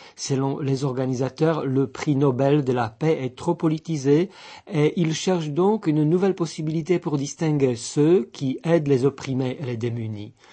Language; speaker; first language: French; non-native, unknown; Czech